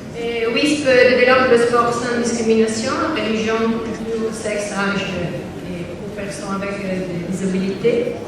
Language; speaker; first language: French; non-native, learner; Italian